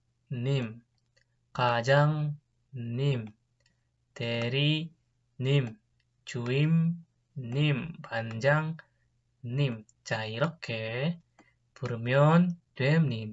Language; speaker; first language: Korean; non-native, fluent; Indonesian